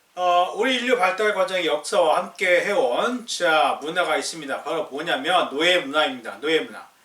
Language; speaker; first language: Korean; native; Korean